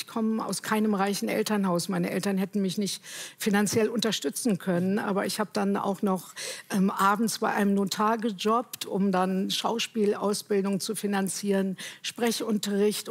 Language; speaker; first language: German; native; German